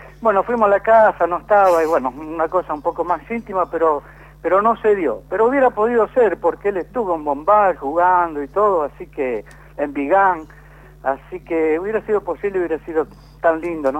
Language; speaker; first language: Spanish; native; Spanish